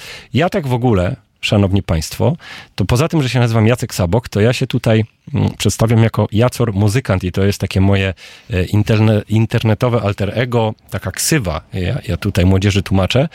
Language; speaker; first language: Polish; native; Polish